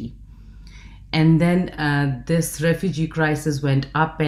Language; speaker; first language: English; non-native, local second language; Urdu